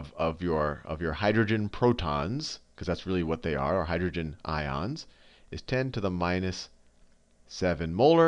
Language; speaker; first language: English; native; English